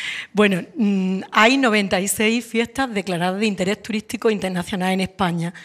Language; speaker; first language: Spanish; native; Spanish